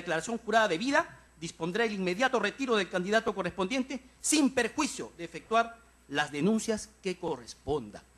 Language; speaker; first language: Spanish; native; Spanish